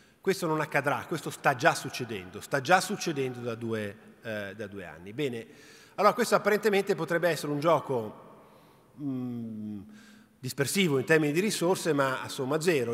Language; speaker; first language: Italian; native; Italian